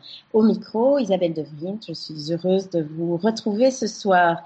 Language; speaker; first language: French; native; French